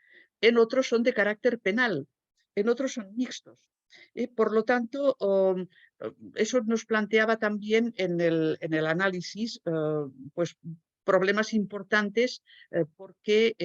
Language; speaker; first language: Spanish; native; Spanish